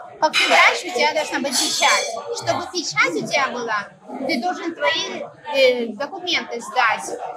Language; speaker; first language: Russian; native; Russian